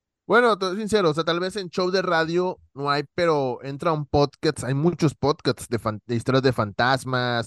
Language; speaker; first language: Spanish; native; Spanish